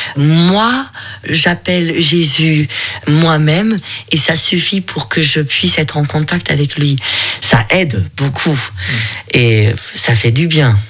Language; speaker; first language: French; non-native, fluent; German